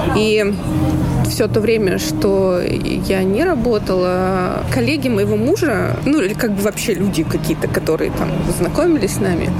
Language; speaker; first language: Russian; native; Russian